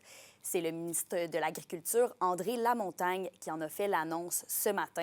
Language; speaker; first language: French; native; French